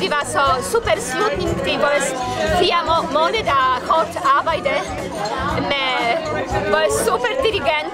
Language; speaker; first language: Danish; non-native, learner; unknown